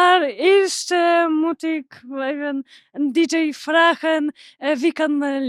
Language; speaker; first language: Dutch; non-native, learner; Polish